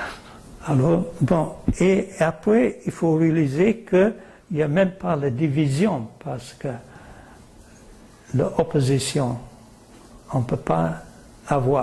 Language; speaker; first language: French; non-native, learner; English